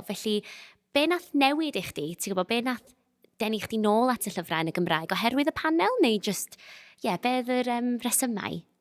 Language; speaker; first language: Welsh; non-native, local second language; English